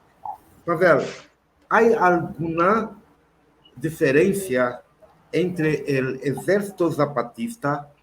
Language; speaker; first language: Spanish; non-native, local second language; Portuguese